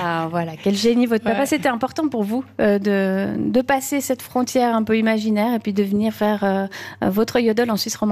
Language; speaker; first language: French; native; French